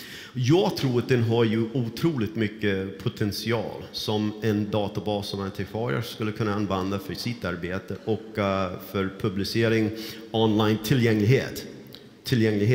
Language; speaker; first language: Swedish; non-native, fluent; English